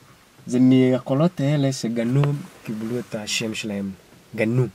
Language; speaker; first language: Hebrew; non-native, fluent; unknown